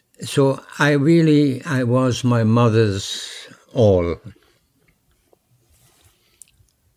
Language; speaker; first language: English; non-native, fluent; German